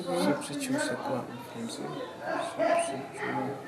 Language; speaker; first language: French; non-native, learner; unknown